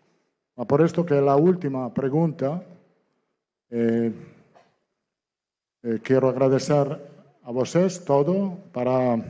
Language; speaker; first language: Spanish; non-native, fluent; Italian